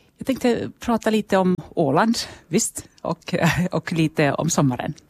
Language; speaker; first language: Swedish; non-native, local second language; Finnish